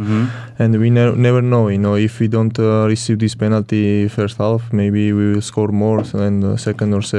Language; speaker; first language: English; non-native, learner; Georgian